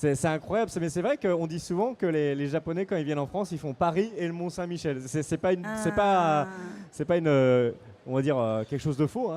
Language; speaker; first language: French; native; French